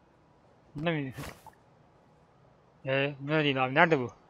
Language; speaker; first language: Turkish; native; Turkish